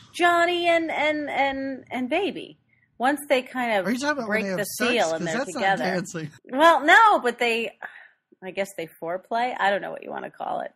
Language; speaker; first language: English; native; English